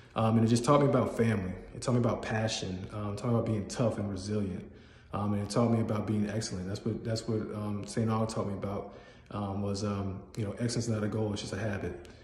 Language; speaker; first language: English; native; English